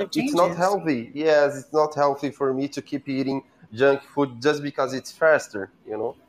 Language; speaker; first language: English; non-native, learner; Portuguese